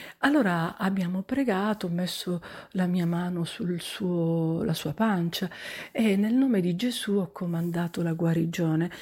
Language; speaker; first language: Italian; native; Italian